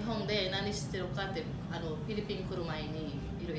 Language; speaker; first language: Japanese; non-native, learner; Filipino